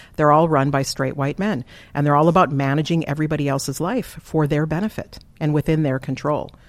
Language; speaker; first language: English; native; English